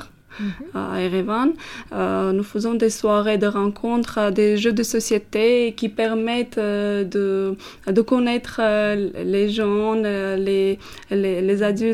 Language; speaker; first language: French; non-native, fluent; Armenian